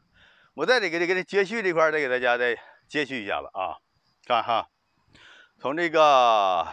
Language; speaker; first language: Chinese; native; Chinese